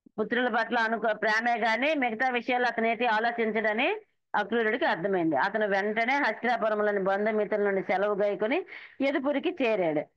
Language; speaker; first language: Telugu; native; Telugu